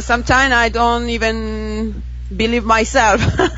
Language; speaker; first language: English; non-native, fluent; Spanish